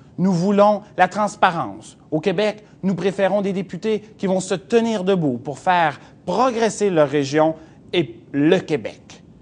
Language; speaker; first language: French; native; French